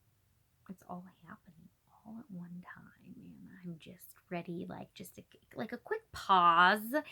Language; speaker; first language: English; native; English